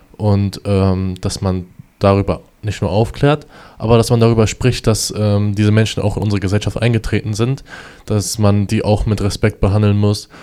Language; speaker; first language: German; native; German